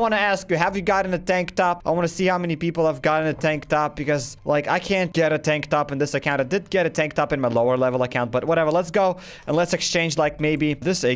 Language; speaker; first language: English; non-native, fluent; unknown